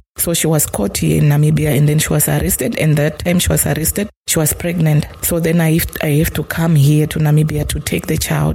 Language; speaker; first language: English; non-native, local second language; Shona